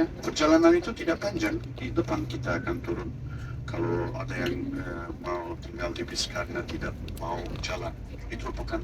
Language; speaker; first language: Indonesian; non-native, fluent; Turkish